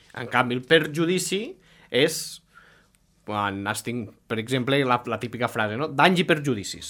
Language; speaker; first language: Catalan; native; Catalan